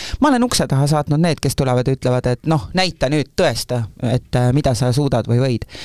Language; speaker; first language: Estonian; native; Estonian